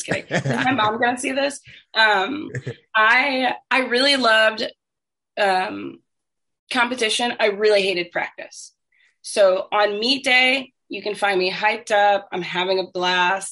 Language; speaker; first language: English; native; English